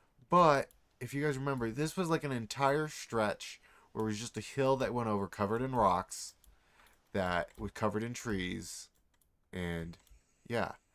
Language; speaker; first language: English; native; English